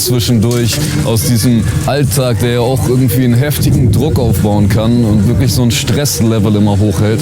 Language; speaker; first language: German; native; German